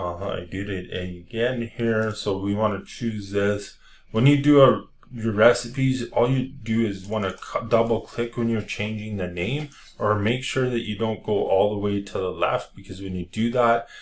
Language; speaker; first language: English; native; English